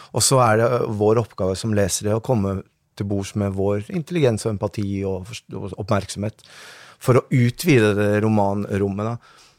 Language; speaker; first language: Norwegian; early bilingual, other home language; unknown